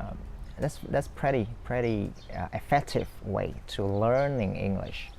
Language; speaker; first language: English; non-native, fluent; Vietnamese